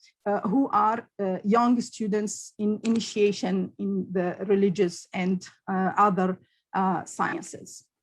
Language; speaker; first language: English; non-native, local second language; Arabic